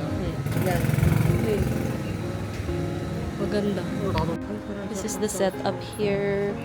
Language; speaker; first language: English; non-native, local second language; Filipino